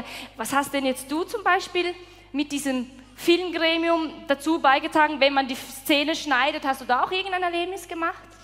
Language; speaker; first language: German; native; German